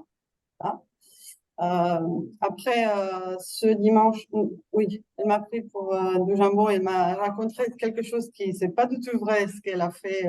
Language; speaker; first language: French; non-native, fluent; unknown